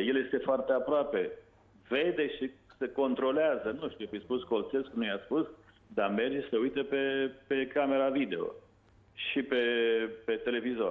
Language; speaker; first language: Romanian; native; Romanian